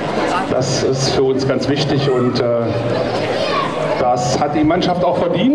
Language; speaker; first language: German; native; German